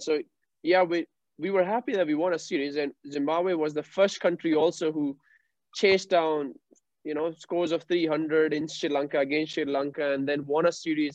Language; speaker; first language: English; non-native, local second language; Punjabi